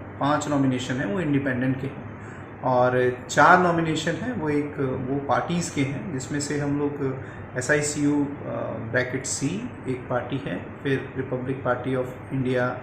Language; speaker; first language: Hindi; native; Hindi